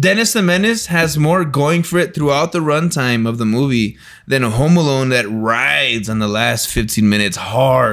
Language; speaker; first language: English; early bilingual, other home language; Spanish